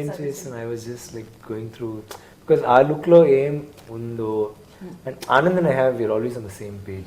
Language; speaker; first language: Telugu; non-native, learner; Tamil